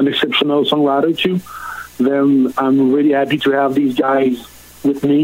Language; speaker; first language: English; non-native, learner; French